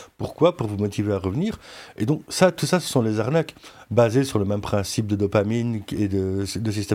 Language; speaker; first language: French; native; French